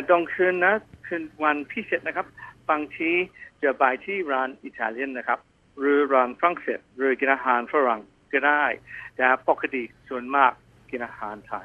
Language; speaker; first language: Thai; non-native, fluent; English